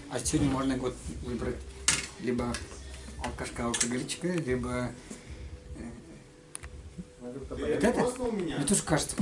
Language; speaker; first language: Russian; native; Russian